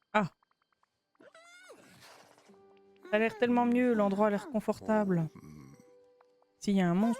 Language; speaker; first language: French; native; French